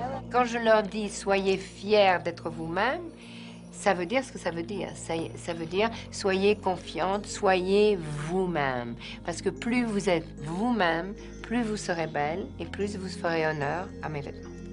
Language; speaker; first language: French; native; French